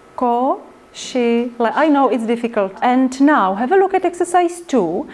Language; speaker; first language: English; non-native, fluent; Czech